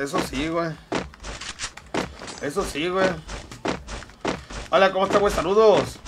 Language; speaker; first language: Spanish; native; Spanish